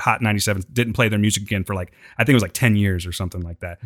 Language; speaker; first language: English; native; English